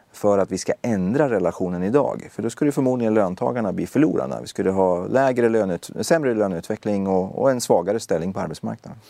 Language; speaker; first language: Swedish; early bilingual, other home language; Persian